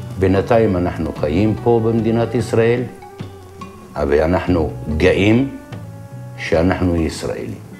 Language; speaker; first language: Hebrew; non-native, local second language; Adyghe